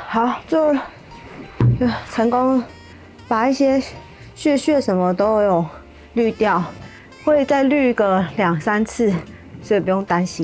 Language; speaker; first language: Chinese; native; Chinese